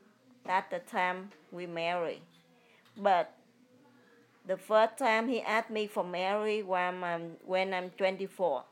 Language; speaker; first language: English; early bilingual, other home language; Vietnamese